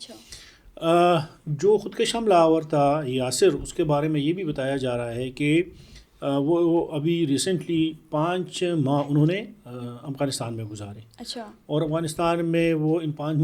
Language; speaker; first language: Urdu; non-native, local second language; Pashto